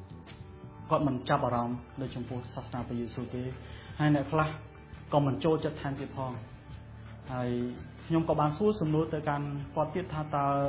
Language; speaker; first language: Khmer; native; Khmer